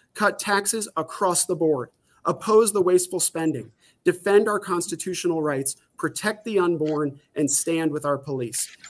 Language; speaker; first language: English; native; English